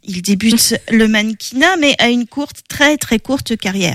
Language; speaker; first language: French; native; French